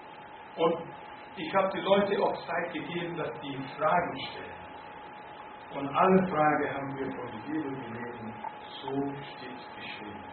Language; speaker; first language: German; non-native, fluent; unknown